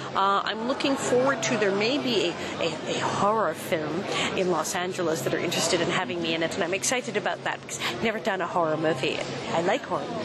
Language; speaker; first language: English; native; English